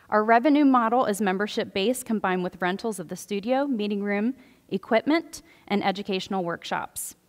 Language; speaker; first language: English; native; English